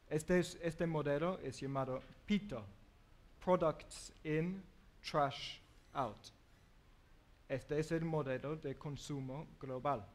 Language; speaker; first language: Spanish; non-native, learner; English